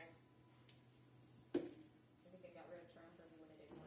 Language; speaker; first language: English; native; English